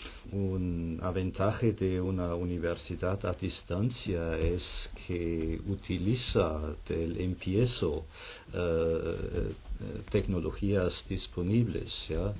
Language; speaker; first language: Spanish; non-native, fluent; German